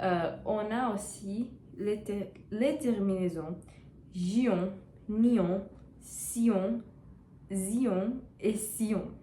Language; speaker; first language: French; non-native, learner; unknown